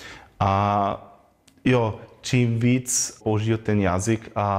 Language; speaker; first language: Czech; non-native, learner; German